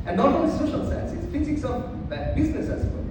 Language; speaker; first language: English; non-native, local second language; Bangla